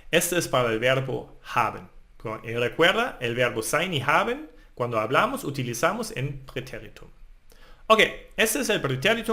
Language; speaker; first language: Spanish; non-native, fluent; German